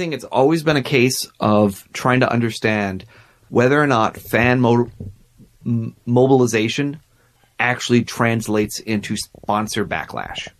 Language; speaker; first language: English; native; English